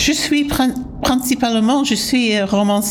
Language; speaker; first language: French; non-native, fluent; English